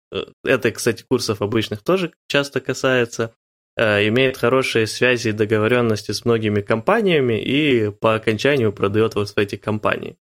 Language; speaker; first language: Russian; native; Russian